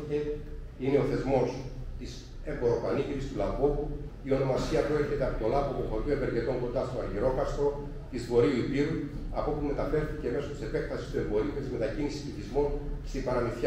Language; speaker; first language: Greek; native; Greek